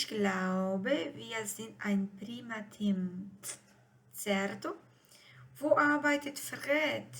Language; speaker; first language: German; non-native, fluent; Portuguese